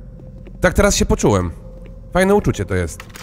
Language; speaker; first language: Polish; native; Polish